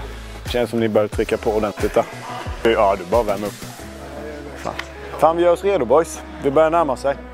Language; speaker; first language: Swedish; native; Swedish